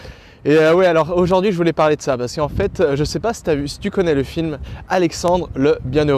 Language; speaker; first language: French; native; French